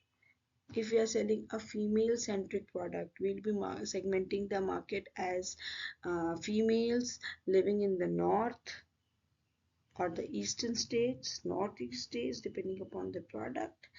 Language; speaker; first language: English; non-native, local second language; Hindi